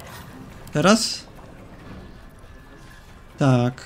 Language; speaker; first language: Polish; native; Polish